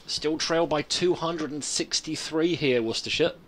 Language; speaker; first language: English; native; English